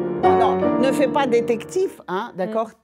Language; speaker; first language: French; non-native, fluent; Russian